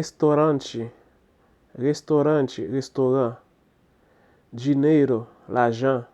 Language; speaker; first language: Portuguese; non-native, fluent; Haitian Creole